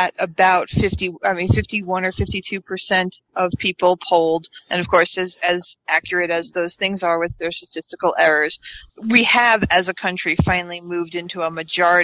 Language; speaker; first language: English; native; English